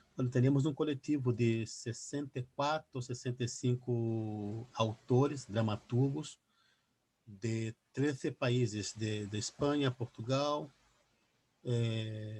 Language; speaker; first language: Spanish; non-native, fluent; Portuguese